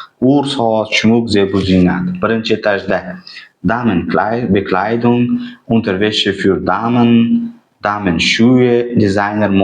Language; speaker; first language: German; non-native, fluent; Uzbek